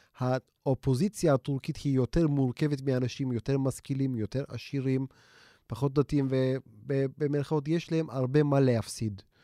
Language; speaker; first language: Hebrew; non-native, fluent; Turkish